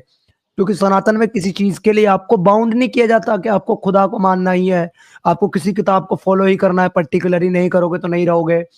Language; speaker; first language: Hindi; native; Hindi